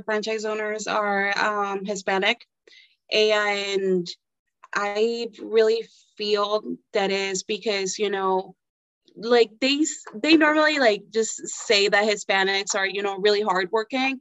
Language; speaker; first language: English; non-native, fluent; Spanish